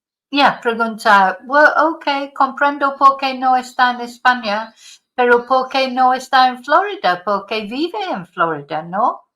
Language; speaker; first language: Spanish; non-native, fluent; English